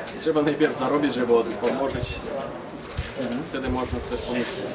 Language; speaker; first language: Polish; non-native, fluent; Russian